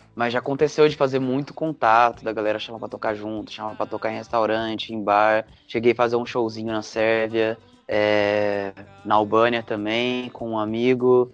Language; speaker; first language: Portuguese; native; Portuguese